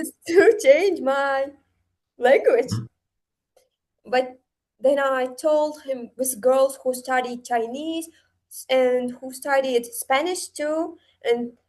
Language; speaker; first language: English; non-native, learner; Uzbek